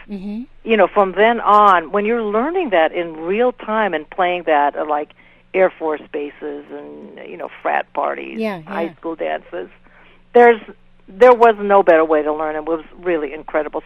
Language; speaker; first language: English; native; English